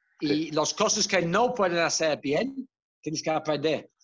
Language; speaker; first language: Spanish; non-native, fluent; Dutch